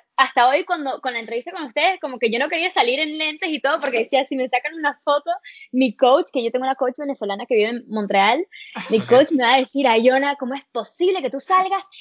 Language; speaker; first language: Spanish; early bilingual, heritage; Spanish